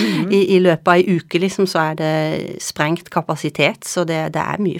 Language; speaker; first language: Norwegian; native; Norwegian